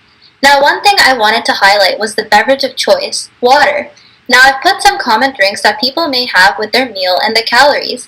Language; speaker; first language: English; native; English